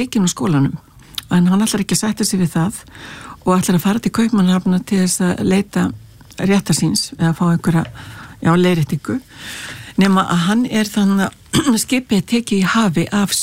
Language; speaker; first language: Icelandic; native; Icelandic